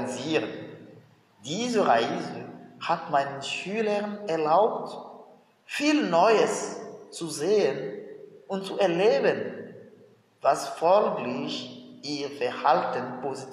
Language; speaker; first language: German; non-native, fluent; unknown